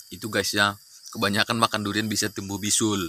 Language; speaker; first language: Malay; non-native, local second language; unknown